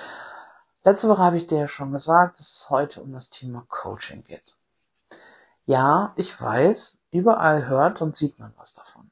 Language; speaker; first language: German; native; German